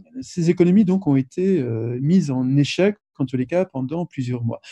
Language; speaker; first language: French; native; French